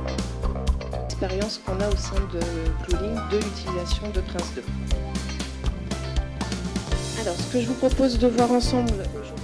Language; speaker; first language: French; native; French